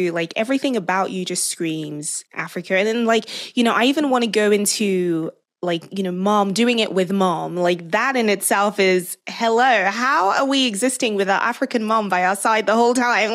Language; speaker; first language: English; non-native, local second language; Yoruba